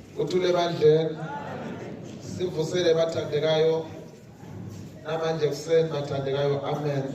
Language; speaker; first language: Zulu; non-native, local second language; Swati